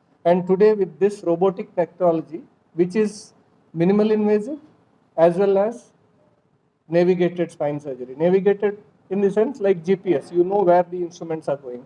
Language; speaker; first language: English; non-native, local second language; Kannada